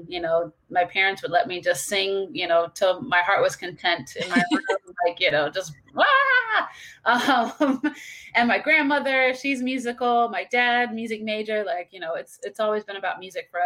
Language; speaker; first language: English; native; English